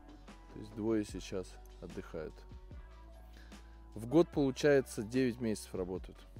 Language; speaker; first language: Russian; native; Russian